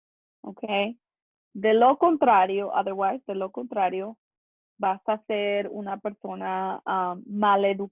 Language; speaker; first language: Spanish; non-native, fluent; English